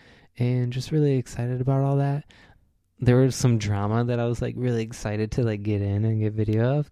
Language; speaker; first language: English; native; English